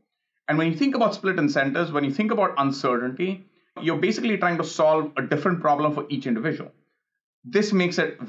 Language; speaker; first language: English; non-native, local second language; Hindi